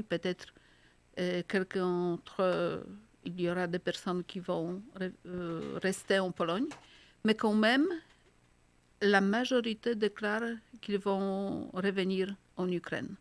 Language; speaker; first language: French; non-native, fluent; Polish